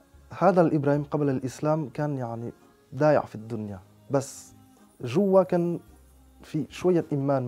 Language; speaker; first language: Arabic; non-native, fluent; French